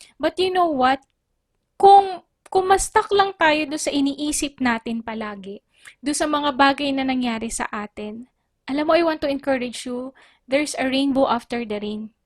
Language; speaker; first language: Filipino; native; Filipino